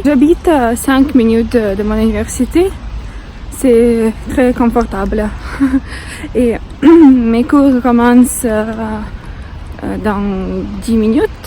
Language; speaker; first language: French; non-native, learner; Russian